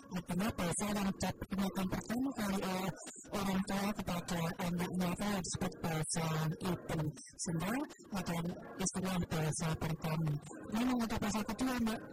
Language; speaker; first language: Indonesian; non-native, local second language; Javanese